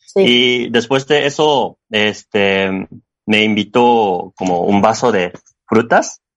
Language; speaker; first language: Spanish; non-native, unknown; Japanese